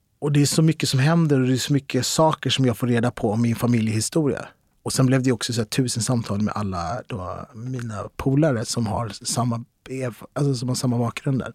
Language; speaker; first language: Swedish; early bilingual, other home language; Arabic